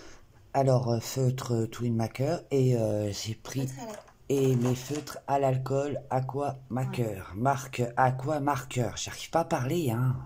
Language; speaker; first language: French; native; French